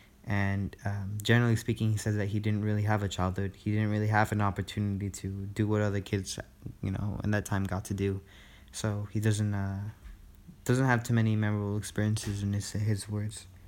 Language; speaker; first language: English; early bilingual, other home language; Spanish